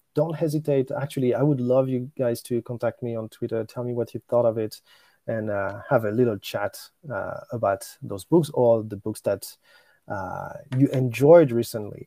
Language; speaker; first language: English; non-native, fluent; French